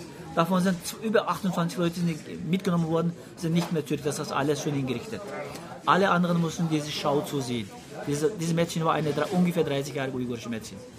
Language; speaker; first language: German; non-native, learner; Uyghur